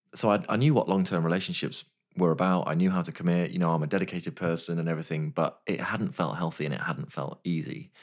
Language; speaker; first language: English; native; English